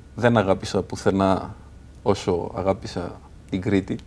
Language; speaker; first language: Greek; non-native, fluent; Arabic